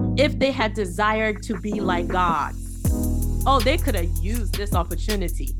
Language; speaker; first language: English; early bilingual, other home language; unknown